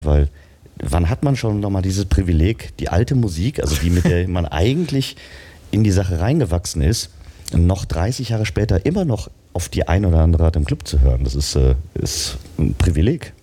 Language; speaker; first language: German; native; German